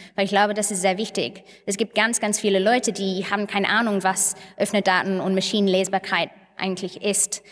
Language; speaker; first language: German; non-native, fluent; English